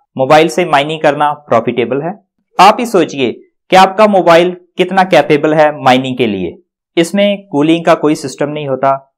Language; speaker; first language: Hindi; non-native, local second language; Punjabi